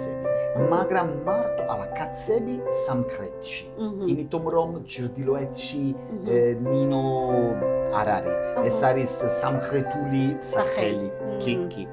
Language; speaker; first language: Georgian; non-native, learner; Italian